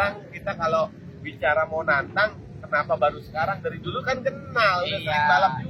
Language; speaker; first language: Indonesian; native; Indonesian